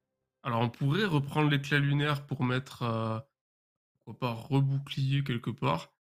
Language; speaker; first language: French; native; French